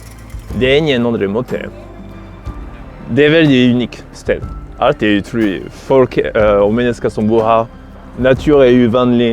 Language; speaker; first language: Norwegian; non-native, fluent; French